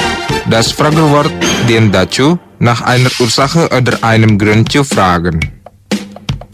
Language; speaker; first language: German; non-native, fluent; Indonesian